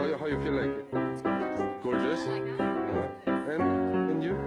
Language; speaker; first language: English; non-native, learner; Korean